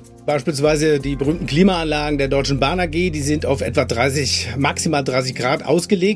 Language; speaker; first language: German; native; German